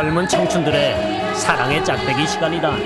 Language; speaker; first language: Korean; native; Korean